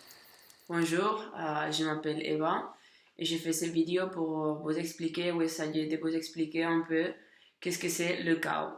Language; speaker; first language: French; non-native, learner; Catalan